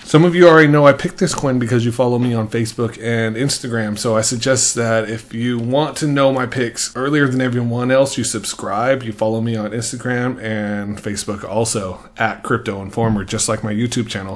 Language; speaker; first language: English; native; English